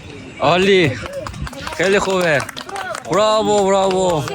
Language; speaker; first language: Persian; non-native, learner; Korean